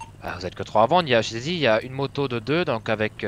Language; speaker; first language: French; native; French